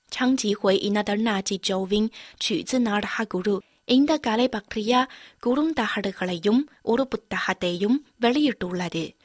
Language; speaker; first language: Tamil; non-native, fluent; Chinese